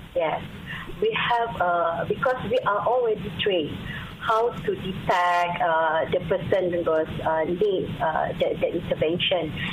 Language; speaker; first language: English; non-native, local second language; Malay